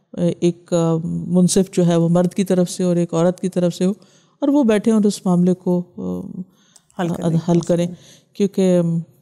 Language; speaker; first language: Urdu; native; Urdu